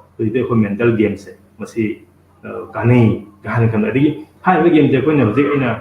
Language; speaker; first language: Manipuri; native; Manipuri